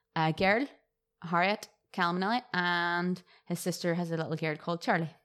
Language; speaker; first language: English; native; English